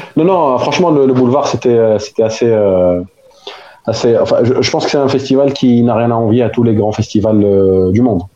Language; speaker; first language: French; non-native, local second language; Arabic